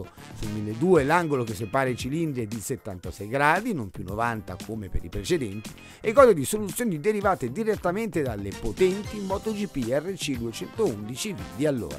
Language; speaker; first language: Italian; native; Italian